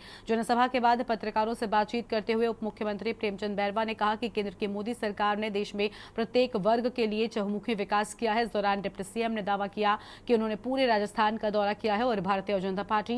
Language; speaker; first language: Hindi; native; Hindi